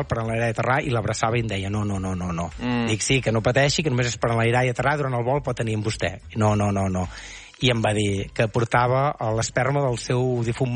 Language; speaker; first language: Catalan; native; Catalan